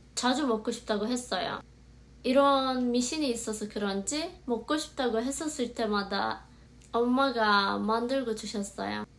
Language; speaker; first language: Korean; non-native, fluent; Azerbaijani